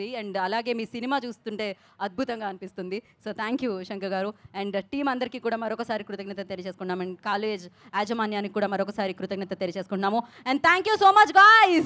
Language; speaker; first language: Telugu; native; Telugu